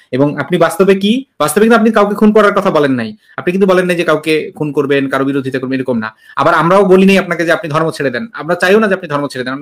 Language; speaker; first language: Bangla; native; Bangla